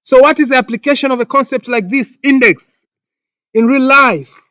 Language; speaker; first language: English; non-native, local second language; Swahili